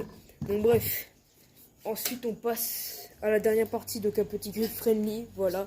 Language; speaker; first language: French; native; French